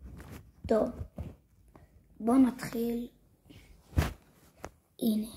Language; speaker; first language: Hebrew; native; Hebrew